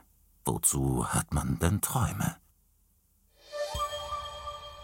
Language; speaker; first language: German; native; German